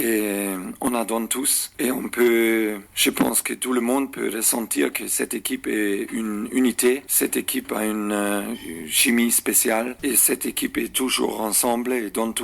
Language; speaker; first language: French; non-native, learner; German